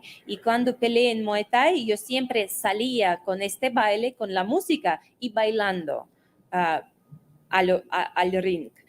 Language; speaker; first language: Spanish; non-native, fluent; Russian